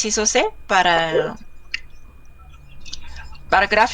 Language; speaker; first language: Spanish; non-native, learner; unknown